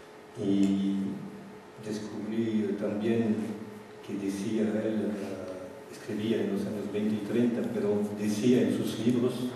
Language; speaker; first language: Spanish; non-native, fluent; French